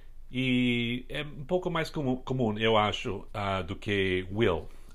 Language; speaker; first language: Portuguese; non-native, fluent; English